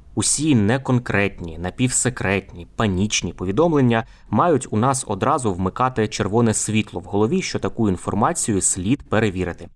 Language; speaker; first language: Ukrainian; native; Ukrainian